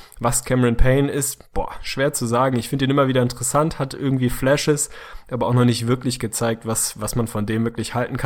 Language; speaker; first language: German; native; German